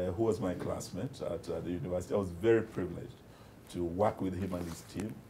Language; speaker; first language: English; non-native, local second language; Luyia